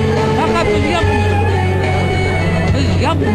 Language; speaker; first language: Turkish; non-native, local second language; Kurdish